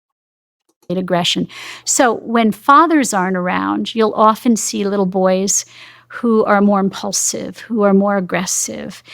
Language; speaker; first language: English; native; English